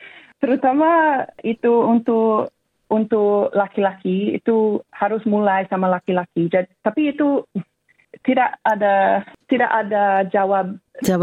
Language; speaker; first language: Indonesian; non-native, fluent; English